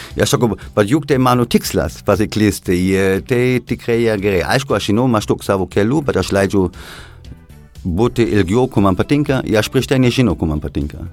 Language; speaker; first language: Lithuanian; non-native, fluent; German